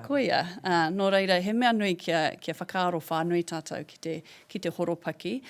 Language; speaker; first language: Māori; non-native, local second language; English